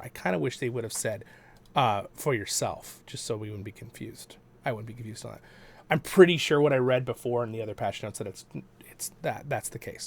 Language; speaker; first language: English; native; English